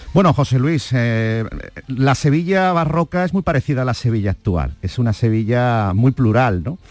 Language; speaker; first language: Spanish; native; Spanish